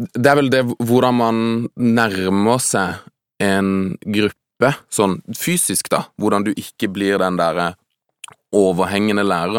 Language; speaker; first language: Norwegian; non-native, fluent; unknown